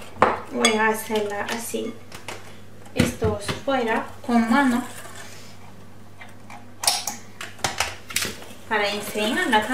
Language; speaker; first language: Spanish; non-native, learner; Turkish